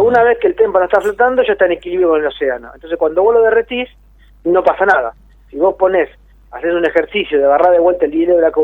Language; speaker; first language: Spanish; native; Spanish